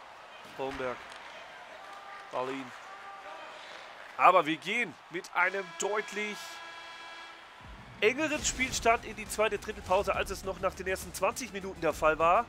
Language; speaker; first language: German; native; German